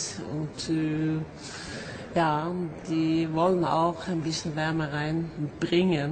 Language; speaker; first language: German; non-native, fluent; Norwegian